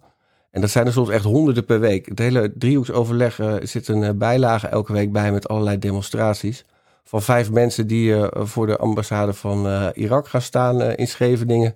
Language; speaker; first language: Dutch; native; Dutch